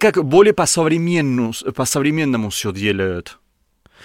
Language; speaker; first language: Russian; non-native, learner; Spanish